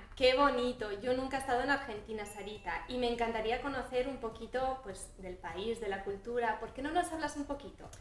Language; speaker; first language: Spanish; native; Spanish